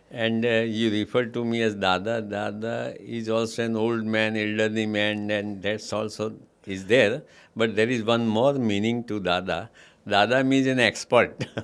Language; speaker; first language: English; non-native, local second language; Gujarati